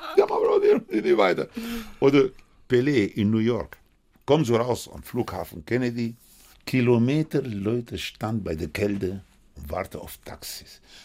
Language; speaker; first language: German; non-native, fluent; Spanish